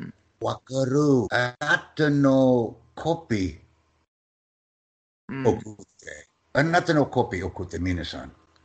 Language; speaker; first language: Japanese; non-native, learner; English